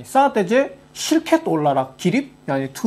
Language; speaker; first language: Turkish; non-native, learner; Korean